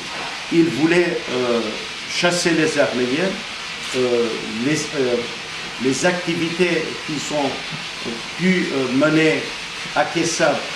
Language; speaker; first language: French; non-native, fluent; Armenian